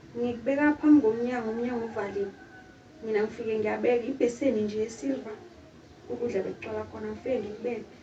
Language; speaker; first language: Zulu; non-native, local second language; Northern Sotho